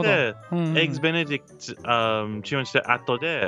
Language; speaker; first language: Japanese; non-native, learner; English